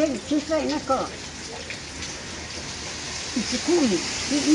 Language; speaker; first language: Chinese; non-native, local second language; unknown